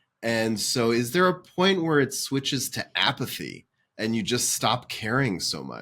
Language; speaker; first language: English; native; English